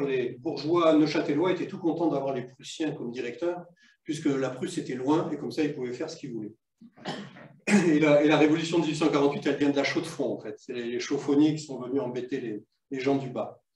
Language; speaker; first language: French; native; French